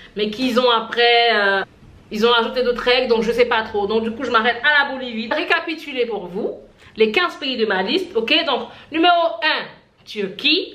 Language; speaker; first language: French; non-native, local second language; Haitian Creole